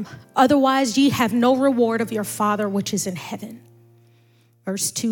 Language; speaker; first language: English; native; English